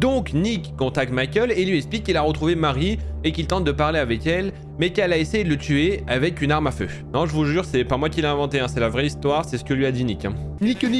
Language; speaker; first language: French; native; French